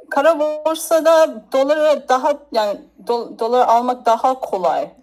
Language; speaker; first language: Turkish; early bilingual, other home language; English